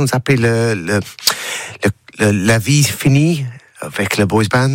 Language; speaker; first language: French; non-native, learner; English